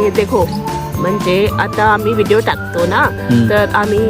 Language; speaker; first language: Marathi; non-native, local second language; Garhwali